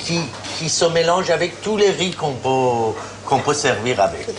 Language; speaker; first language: French; non-native, fluent; Persian